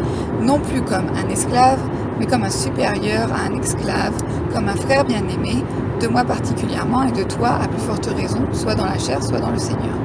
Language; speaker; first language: French; native; French